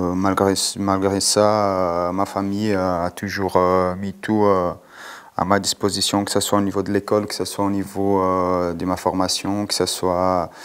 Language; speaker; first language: French; non-native, fluent; Portuguese